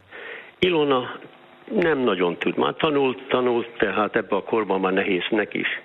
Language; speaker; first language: Hungarian; early bilingual, heritage; Hungarian